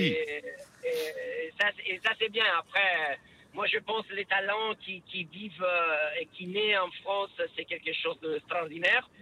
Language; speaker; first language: French; non-native, fluent; Italian